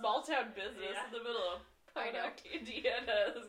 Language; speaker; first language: English; native; English